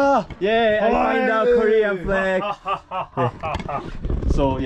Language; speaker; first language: English; non-native, learner; Korean